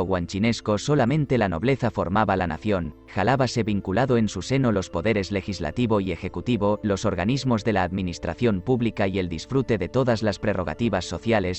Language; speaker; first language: Spanish; native; Spanish